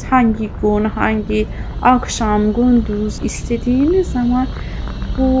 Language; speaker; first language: Turkish; non-native, fluent; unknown